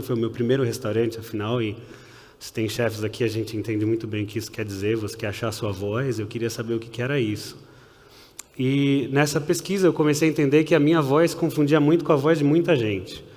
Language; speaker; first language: Portuguese; early bilingual, heritage; Portuguese